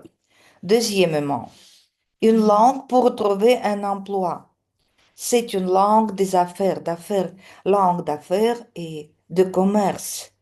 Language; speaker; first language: French; non-native, fluent; Russian